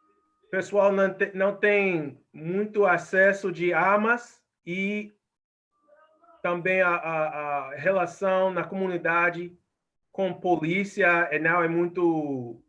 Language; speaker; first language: Portuguese; non-native, fluent; English